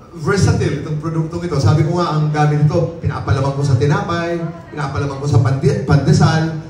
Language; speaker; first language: Filipino; non-native, local second language; Waray